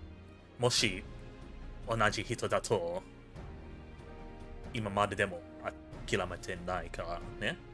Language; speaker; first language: Japanese; non-native, learner; English